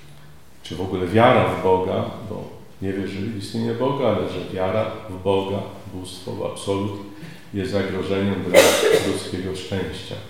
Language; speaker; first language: Polish; native; Polish